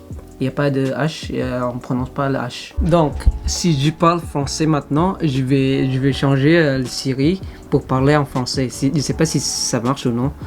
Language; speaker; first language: French; non-native, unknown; Indonesian